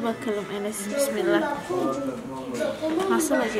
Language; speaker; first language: Turkish; non-native, learner; Indonesian